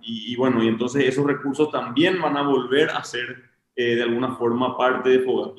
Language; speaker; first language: Spanish; native; Spanish